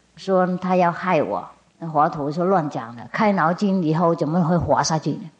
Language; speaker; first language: Chinese; non-native, fluent; Vietnamese